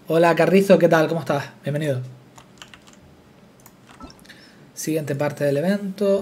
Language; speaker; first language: Spanish; native; Spanish